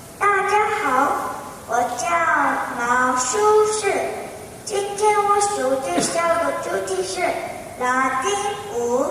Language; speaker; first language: Chinese; non-native, learner; Korean